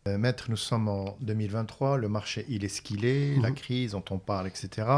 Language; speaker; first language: French; non-native, local second language; Arabic